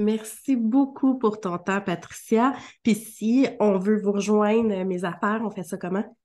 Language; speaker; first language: French; native; French